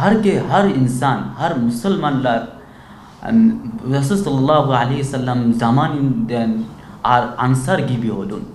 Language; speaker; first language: Turkish; non-native, learner; Bangla